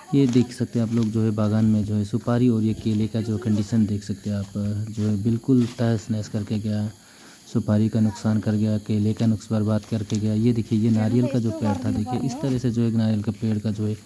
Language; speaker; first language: Hindi; non-native, local second language; Nepali